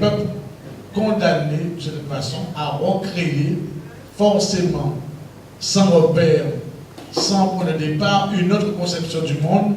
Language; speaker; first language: French; native; French